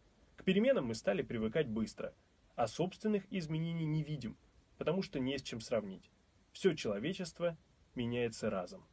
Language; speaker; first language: Russian; native; Russian